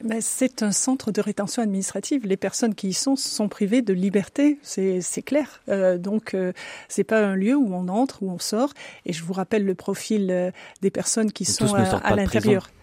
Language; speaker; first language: French; native; French